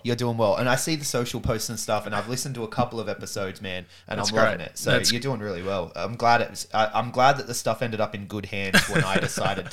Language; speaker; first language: English; native; English